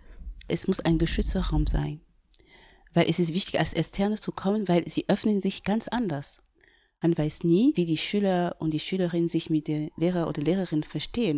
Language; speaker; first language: German; non-native, fluent; French